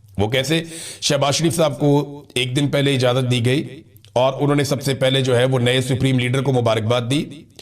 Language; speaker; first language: Urdu; non-native, local second language; Punjabi